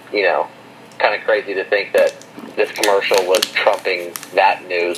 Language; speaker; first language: English; native; English